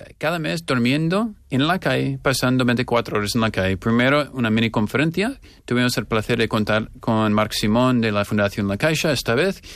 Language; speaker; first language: Spanish; non-native, fluent; English